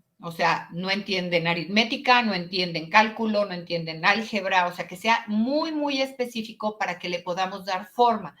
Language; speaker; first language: Spanish; native; Spanish